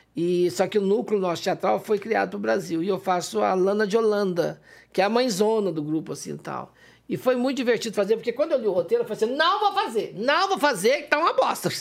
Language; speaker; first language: Portuguese; native; Portuguese